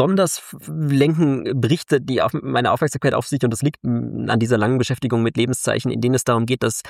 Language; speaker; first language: German; native; German